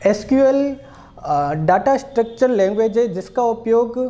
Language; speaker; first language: Hindi; native; Hindi